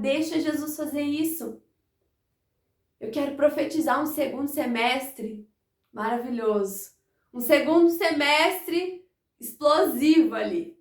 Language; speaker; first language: Portuguese; native; Portuguese